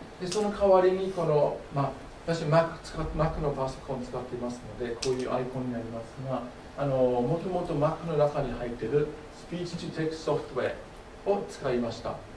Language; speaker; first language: Japanese; non-native, fluent; English